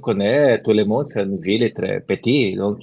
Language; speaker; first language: French; non-native, learner; Portuguese